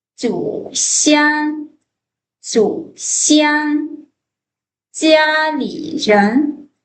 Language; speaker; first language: Chinese; non-native, fluent; Lao